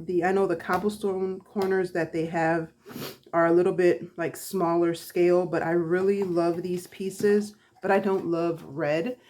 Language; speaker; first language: English; native; English